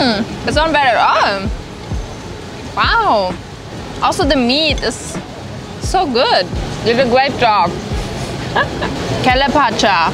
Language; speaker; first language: English; non-native, fluent; German